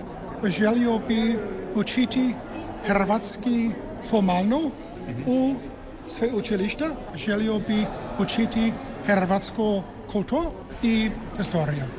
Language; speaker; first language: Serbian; non-native, learner; English